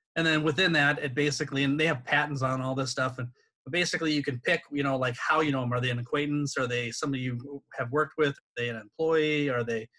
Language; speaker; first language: English; native; English